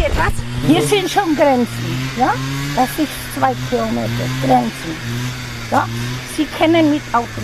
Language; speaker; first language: German; non-native, learner; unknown